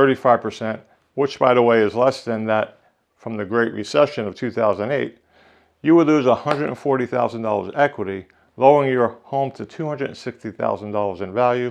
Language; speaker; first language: English; native; English